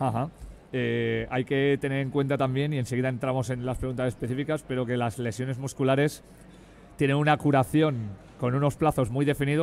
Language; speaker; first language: Spanish; native; Spanish